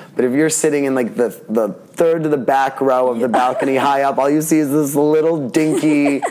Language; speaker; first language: English; native; English